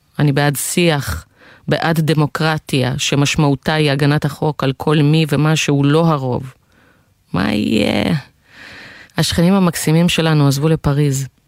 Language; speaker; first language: Hebrew; non-native, fluent; Russian